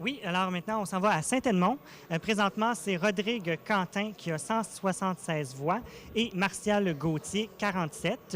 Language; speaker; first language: French; native; French